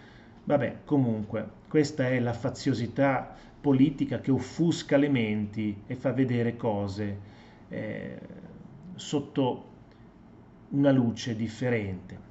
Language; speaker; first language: Italian; native; Italian